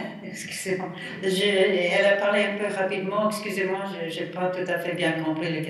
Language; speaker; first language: French; non-native, fluent; English